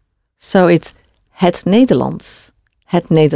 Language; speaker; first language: Dutch; non-native, fluent; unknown